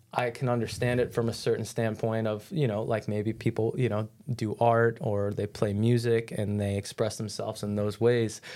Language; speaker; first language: English; native; English